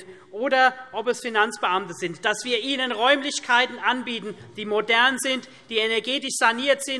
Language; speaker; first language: German; native; German